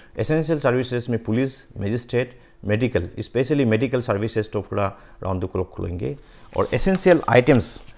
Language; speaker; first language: Hindi; non-native, local second language; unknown